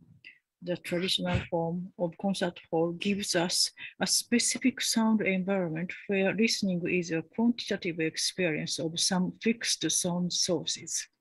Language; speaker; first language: English; non-native, fluent; Japanese